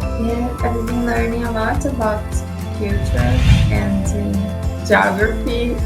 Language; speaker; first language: English; non-native, learner; Portuguese